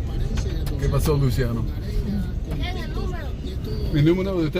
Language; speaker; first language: Spanish; non-native, learner; English